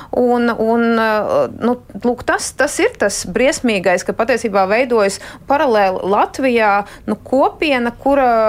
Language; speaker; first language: Latvian; non-native, local second language; Russian